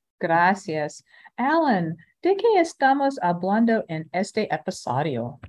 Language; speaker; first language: Spanish; non-native, fluent; English